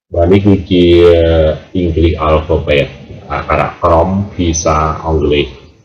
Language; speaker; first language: Khmer; native; Khmer